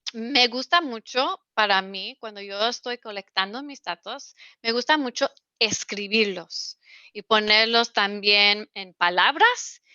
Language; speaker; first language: Spanish; non-native, fluent; English